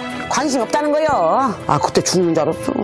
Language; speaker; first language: Korean; native; Korean